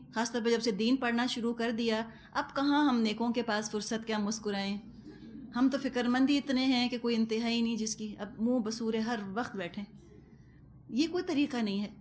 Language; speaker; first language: Urdu; non-native, local second language; Punjabi